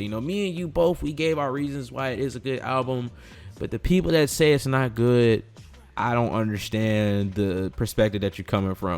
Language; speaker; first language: English; native; English